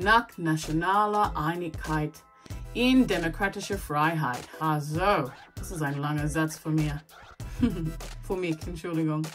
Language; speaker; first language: German; non-native, learner; English